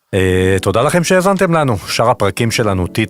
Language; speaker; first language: Hebrew; native; Hebrew